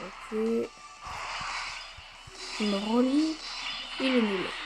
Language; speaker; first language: French; native; French